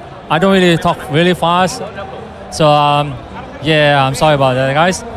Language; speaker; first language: English; non-native, fluent; Indonesian